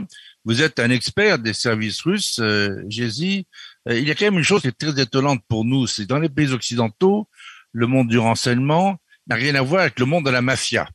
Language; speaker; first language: French; native; French